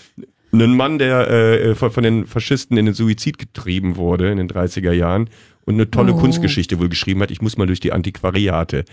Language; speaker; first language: German; native; German